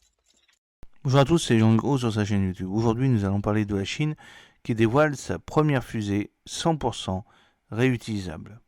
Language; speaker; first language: French; native; French